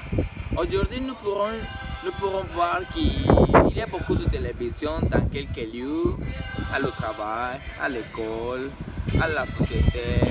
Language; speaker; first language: French; non-native, learner; Spanish